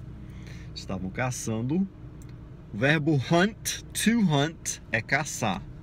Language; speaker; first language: Portuguese; non-native, fluent; English